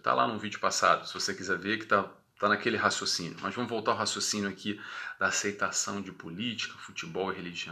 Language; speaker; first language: Portuguese; native; Portuguese